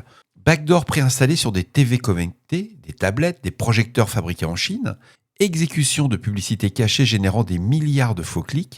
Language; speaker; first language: French; native; French